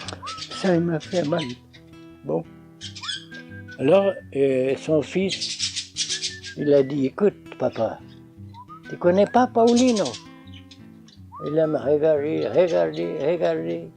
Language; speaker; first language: French; non-native, learner; Portuguese